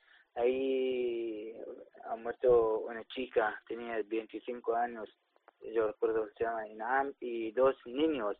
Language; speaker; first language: Spanish; non-native, learner; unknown